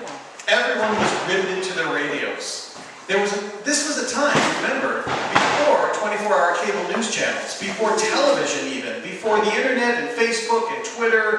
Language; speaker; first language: English; native; English